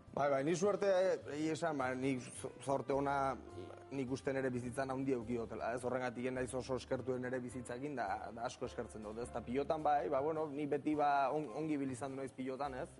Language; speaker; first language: Basque; native; Basque